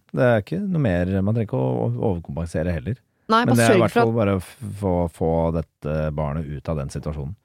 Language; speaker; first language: Norwegian; early bilingual, other home language; Persian